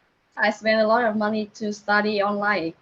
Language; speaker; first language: English; non-native, learner; Vietnamese